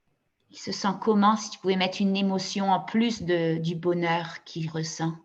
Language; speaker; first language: French; native; French